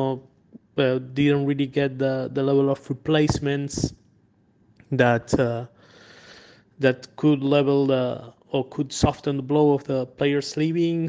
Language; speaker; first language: English; non-native, fluent; Spanish